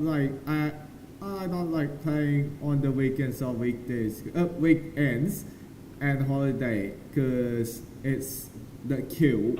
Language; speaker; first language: English; non-native, learner; Thai